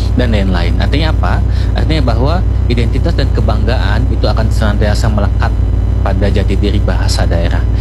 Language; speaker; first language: Indonesian; non-native, local second language; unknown